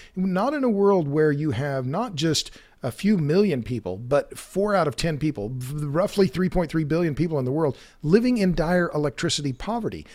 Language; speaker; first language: English; native; English